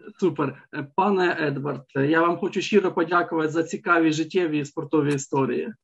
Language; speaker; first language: Ukrainian; native; Ukrainian